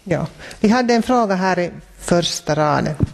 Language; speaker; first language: Swedish; native; Swedish